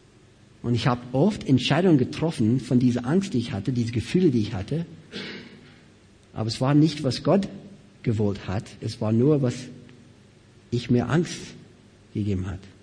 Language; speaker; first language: German; non-native, fluent; English